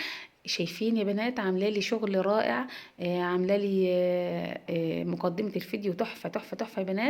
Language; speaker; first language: Arabic; native; Arabic